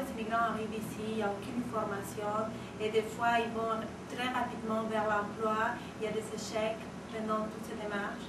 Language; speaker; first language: French; non-native, fluent; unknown